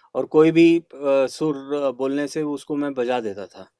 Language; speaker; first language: Hindi; non-native, local second language; Kannada